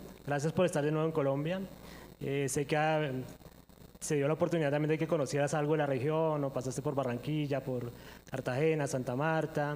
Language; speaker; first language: Spanish; native; Spanish